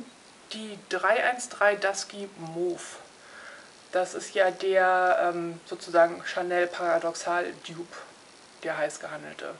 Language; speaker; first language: German; native; German